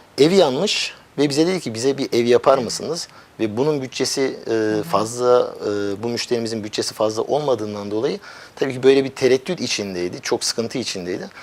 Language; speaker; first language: Turkish; early bilingual, heritage; Turkish